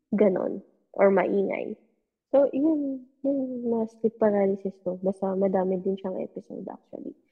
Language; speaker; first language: Filipino; native; Filipino